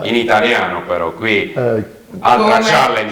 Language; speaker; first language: Italian; native; Italian